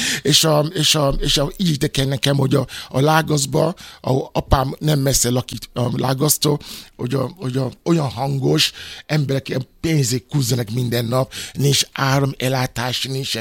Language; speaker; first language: Hungarian; non-native, fluent; Yoruba